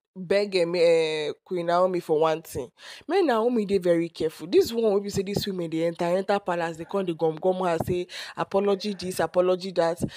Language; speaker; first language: Nigerian Pidgin; non-native, local second language; Yoruba